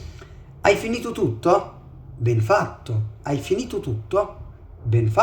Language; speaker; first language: Italian; non-native, fluent; Arabic